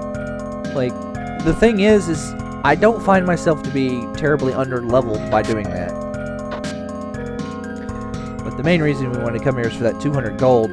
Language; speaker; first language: English; native; English